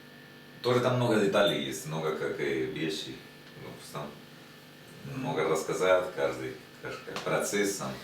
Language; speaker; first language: Russian; non-native, learner; Spanish